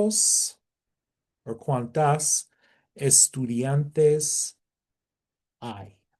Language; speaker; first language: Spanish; non-native, fluent; English